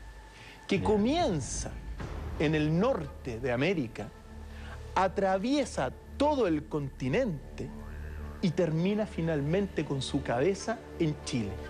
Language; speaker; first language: Spanish; non-native, learner; Tibetan